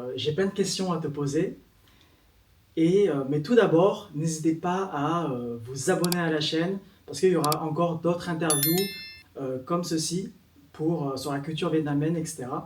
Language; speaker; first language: French; early bilingual, other home language; Vietnamese